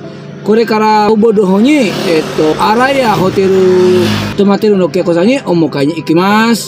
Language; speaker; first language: Japanese; non-native, fluent; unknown